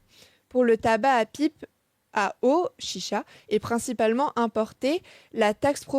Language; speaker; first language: French; native; French